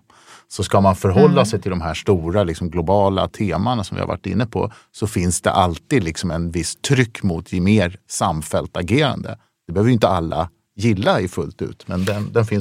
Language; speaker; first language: Swedish; native; Swedish